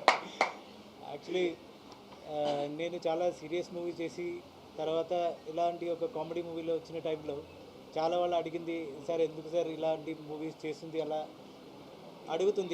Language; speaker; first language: Telugu; non-native, fluent; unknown